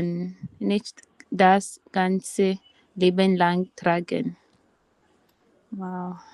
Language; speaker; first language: German; non-native, learner; Filipino